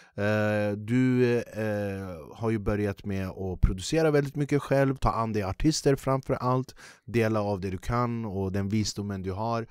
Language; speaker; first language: Swedish; native; Swedish